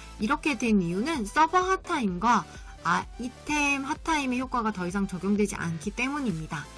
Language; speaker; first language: Korean; native; Korean